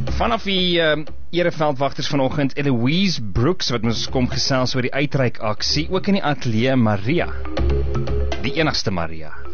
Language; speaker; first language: Afrikaans; native; Afrikaans